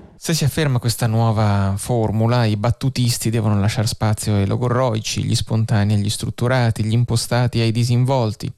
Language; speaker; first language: Italian; native; Italian